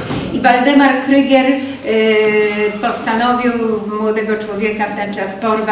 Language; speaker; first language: Polish; native; Polish